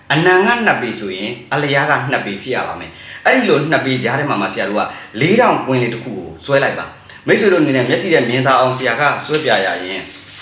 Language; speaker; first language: Burmese; native; Burmese